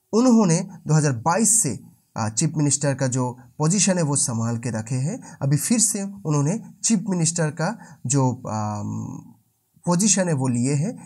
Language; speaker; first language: Hindi; non-native, local second language; Bangla